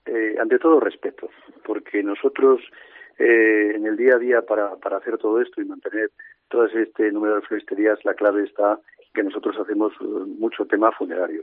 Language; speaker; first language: Spanish; native; Spanish